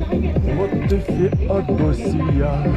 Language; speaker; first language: Russian; native; Russian